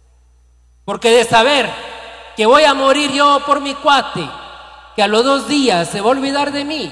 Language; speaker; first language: Spanish; native; Spanish